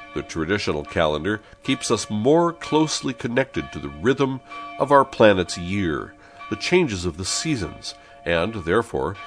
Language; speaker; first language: English; native; English